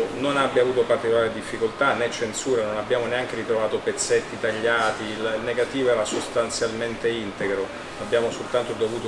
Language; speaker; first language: Italian; native; Italian